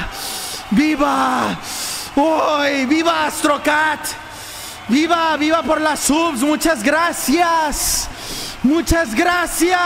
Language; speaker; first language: Spanish; native; Spanish